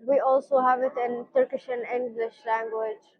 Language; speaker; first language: English; non-native, learner; Turkish